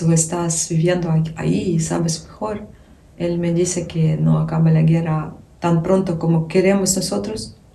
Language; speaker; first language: Spanish; non-native, learner; Ukrainian